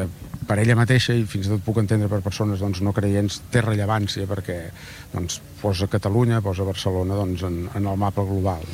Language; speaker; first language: Catalan; native; Catalan